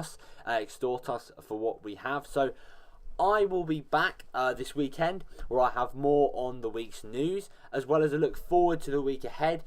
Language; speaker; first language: English; native; English